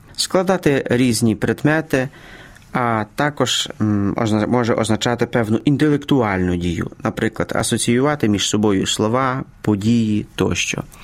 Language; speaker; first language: Ukrainian; native; Ukrainian